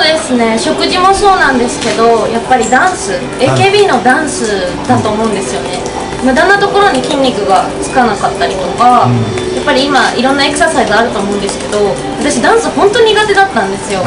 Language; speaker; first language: Japanese; native; Japanese